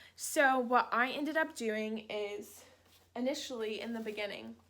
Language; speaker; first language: English; native; English